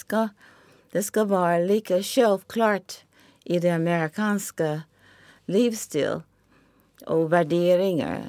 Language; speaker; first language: Swedish; non-native, fluent; English